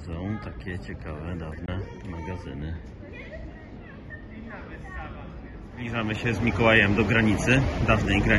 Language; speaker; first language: Polish; native; Polish